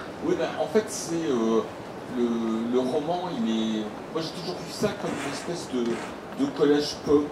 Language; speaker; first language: French; native; French